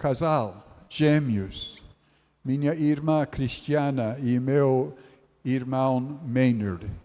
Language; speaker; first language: Portuguese; non-native, fluent; English